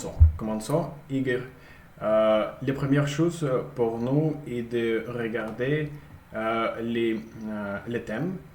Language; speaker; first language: French; non-native, learner; Russian